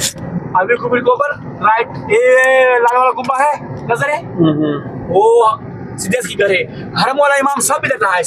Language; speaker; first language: Hindi; non-native, learner; Baluchi